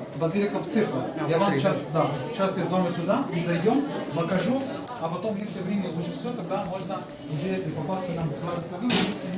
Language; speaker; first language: Russian; non-native, learner; Arabic